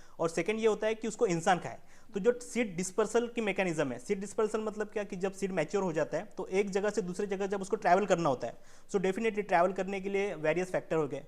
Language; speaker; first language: Hindi; non-native, local second language; Marathi